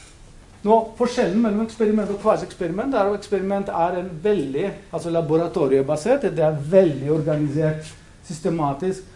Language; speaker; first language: Norwegian; non-native, fluent; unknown